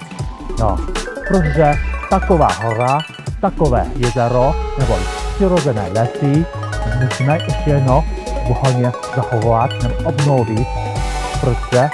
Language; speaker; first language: Czech; non-native, learner; Chinese